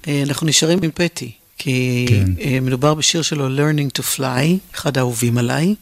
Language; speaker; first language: Hebrew; native; Hebrew